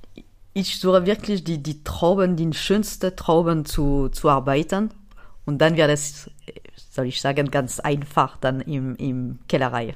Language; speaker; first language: German; non-native, fluent; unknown